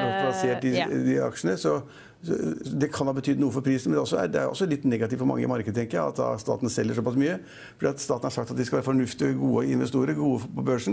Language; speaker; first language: Norwegian; native; Norwegian